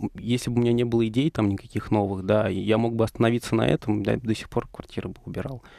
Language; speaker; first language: Russian; native; Russian